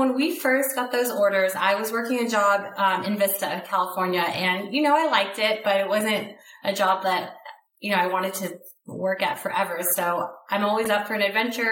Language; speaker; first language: English; native; English